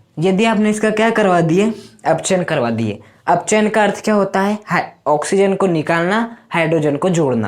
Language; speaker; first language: Hindi; native; Hindi